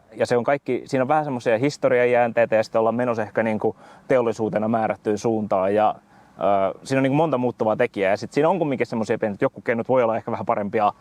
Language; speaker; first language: Finnish; native; Finnish